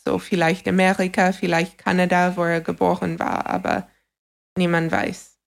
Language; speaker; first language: German; non-native, fluent; English